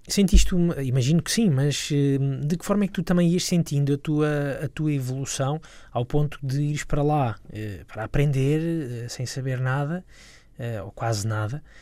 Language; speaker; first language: Portuguese; native; Portuguese